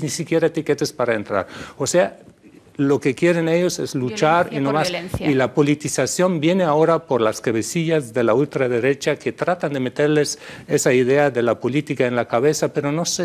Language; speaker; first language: Spanish; non-native, fluent; German